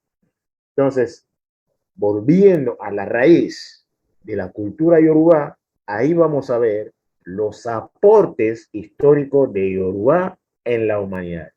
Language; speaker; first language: Spanish; non-native, fluent; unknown